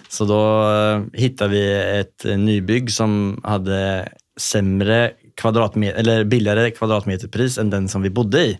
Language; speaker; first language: Swedish; native; Swedish